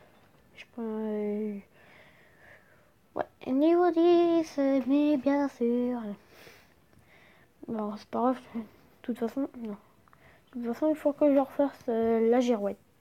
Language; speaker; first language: French; native; French